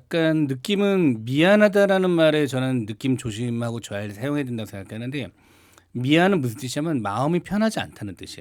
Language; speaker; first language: Korean; native; Korean